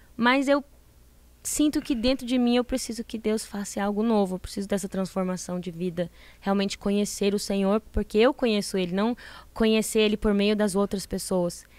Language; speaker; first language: Portuguese; early bilingual, heritage; Portuguese